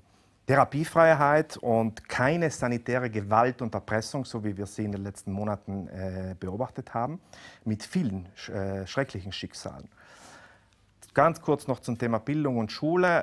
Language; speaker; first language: German; native; German